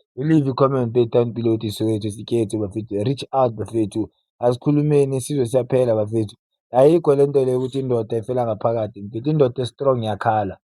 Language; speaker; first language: Zulu; native; Zulu